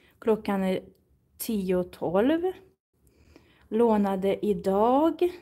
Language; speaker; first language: Swedish; non-native, fluent; Russian